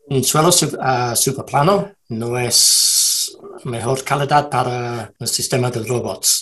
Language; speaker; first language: Spanish; non-native, learner; English